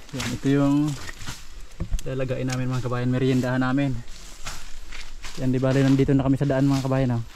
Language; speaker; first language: Filipino; non-native, local second language; Bikol